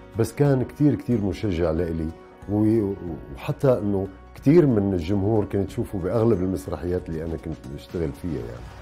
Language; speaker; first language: Arabic; native; Arabic